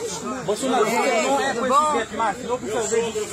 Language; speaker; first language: Portuguese; non-native, learner; Haitian Creole